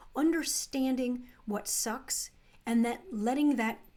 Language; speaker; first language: English; native; English